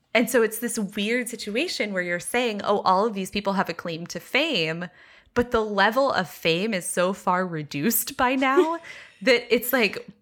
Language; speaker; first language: English; native; English